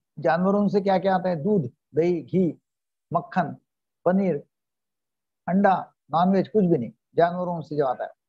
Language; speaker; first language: Hindi; non-native, local second language; Marathi